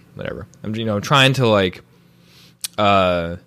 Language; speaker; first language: English; early bilingual, other home language; Filipino